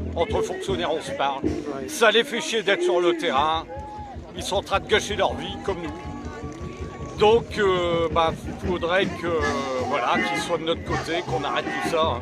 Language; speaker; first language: French; native; French